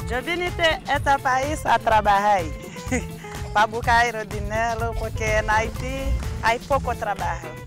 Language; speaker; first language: Spanish; non-native, learner; Haitian Creole